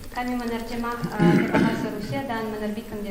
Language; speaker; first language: Indonesian; non-native, fluent; Russian